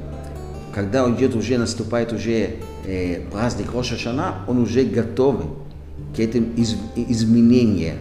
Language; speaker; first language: Russian; non-native, fluent; Hebrew